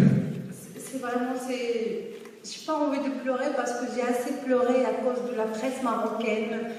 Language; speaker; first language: French; non-native, local second language; Arabic